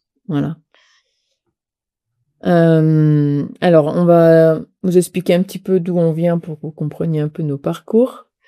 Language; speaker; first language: French; native; French